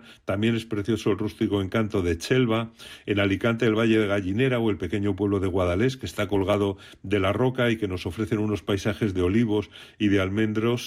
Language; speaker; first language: Spanish; native; Spanish